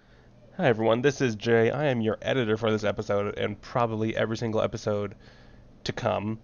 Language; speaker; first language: English; native; English